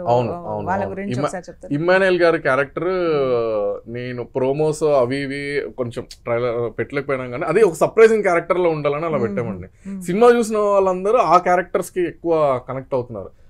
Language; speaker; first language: Telugu; native; Telugu